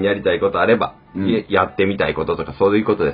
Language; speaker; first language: Japanese; native; Japanese